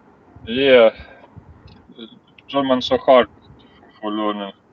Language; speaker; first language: English; non-native, learner; Ukrainian